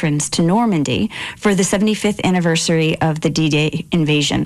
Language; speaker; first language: English; native; English